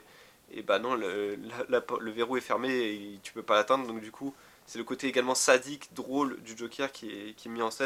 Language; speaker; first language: French; native; French